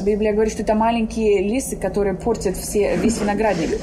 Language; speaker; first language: Russian; native; Russian